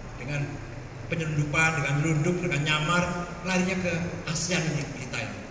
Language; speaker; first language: Malay; non-native, local second language; Javanese